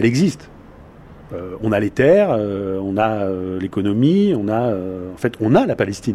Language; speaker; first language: French; native; French